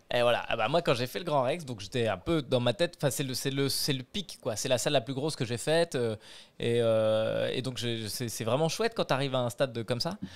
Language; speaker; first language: French; native; French